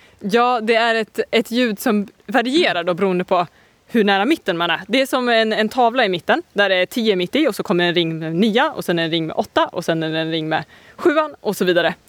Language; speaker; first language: Swedish; native; Swedish